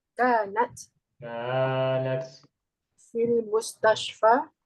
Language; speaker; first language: Arabic; non-native, learner; Malay